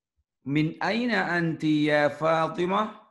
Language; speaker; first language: Arabic; non-native, learner; Indonesian